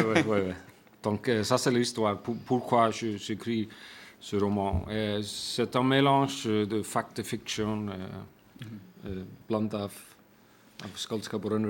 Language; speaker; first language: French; non-native, fluent; Icelandic